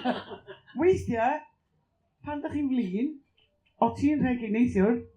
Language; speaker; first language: Welsh; native; Welsh